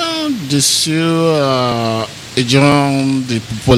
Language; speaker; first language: French; non-native, learner; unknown